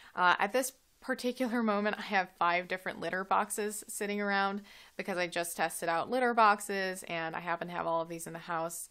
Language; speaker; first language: English; native; English